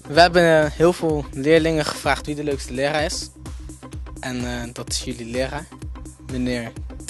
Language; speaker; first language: Dutch; native; Dutch